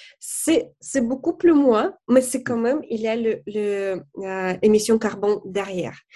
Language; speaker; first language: French; non-native, fluent; Russian